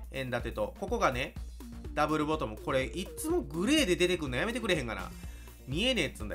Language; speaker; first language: Japanese; native; Japanese